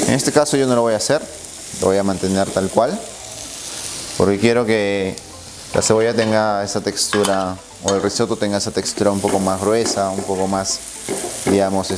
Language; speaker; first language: Spanish; native; Spanish